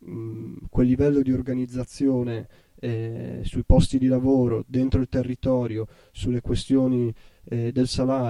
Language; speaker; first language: Italian; native; Italian